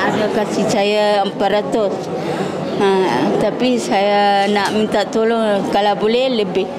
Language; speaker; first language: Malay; non-native, local second language; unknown